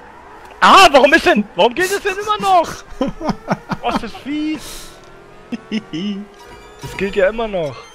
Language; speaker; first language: German; native; German